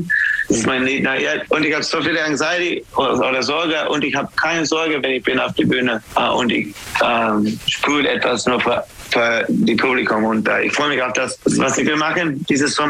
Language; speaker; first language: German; non-native, fluent; English